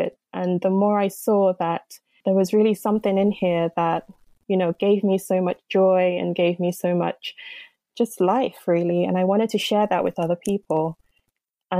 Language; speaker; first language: English; non-native, local second language; Yoruba